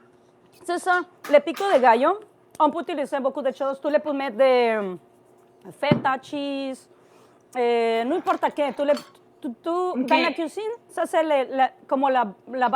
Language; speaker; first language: French; non-native, learner; Spanish